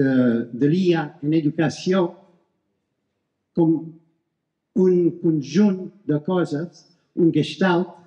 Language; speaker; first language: Catalan; non-native, fluent; English